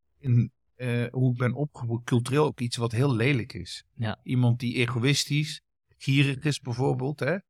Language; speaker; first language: Dutch; early bilingual, other home language; Kurdish